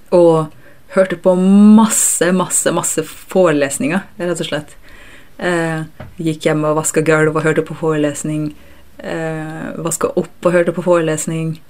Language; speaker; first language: Norwegian; early bilingual, other home language; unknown